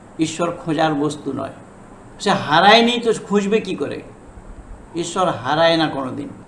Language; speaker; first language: Bangla; non-native, fluent; Hindi